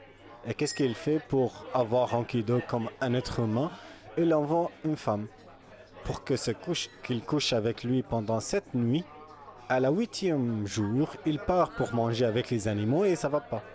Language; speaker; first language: French; non-native, fluent; Arabic